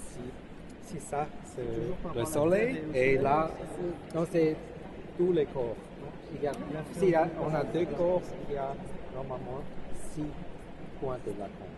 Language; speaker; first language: French; non-native, fluent; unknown